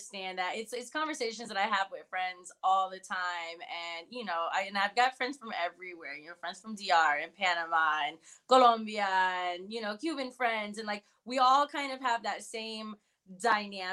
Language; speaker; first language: English; early bilingual, other home language; Spanish